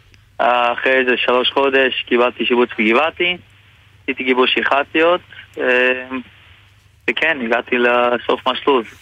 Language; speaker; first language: Hebrew; non-native, fluent; English